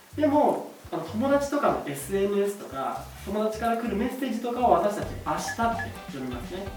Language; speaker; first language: Japanese; native; Japanese